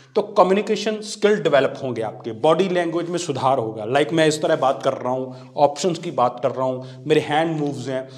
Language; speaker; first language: Hindi; non-native, local second language; Punjabi